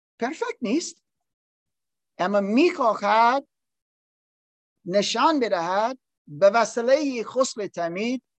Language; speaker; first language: Persian; non-native, learner; English